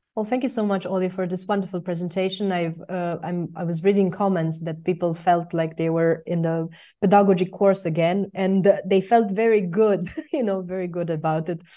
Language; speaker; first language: English; non-native, fluent; Romanian